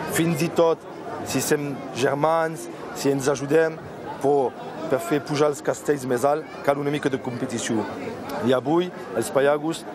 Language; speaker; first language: Catalan; non-native, local second language; French